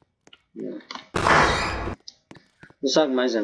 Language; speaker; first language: Latvian; native; Latvian